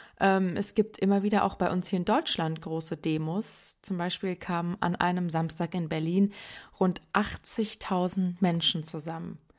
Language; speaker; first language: German; early bilingual, other home language; Persian